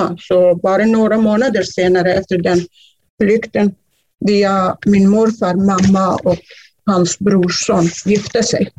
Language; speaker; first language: Swedish; non-native, fluent; Kurdish